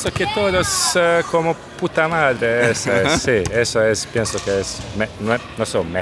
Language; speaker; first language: Spanish; non-native, learner; Croatian